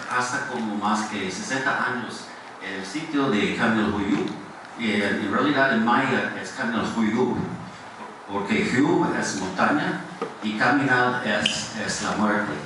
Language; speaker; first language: Spanish; non-native, fluent; English